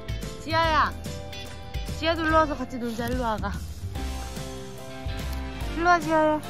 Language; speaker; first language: Korean; native; Korean